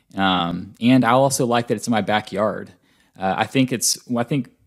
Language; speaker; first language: English; native; English